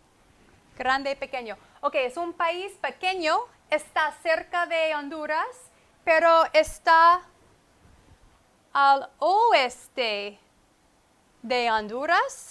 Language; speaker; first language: Spanish; non-native, fluent; English